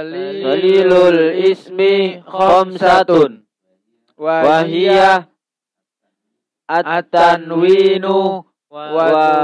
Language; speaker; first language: Arabic; non-native, learner; Indonesian